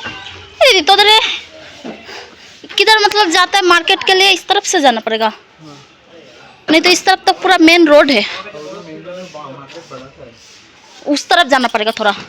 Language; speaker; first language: Hindi; non-native, local second language; Bangla